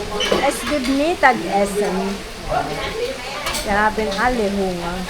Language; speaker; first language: German; non-native, learner; Filipino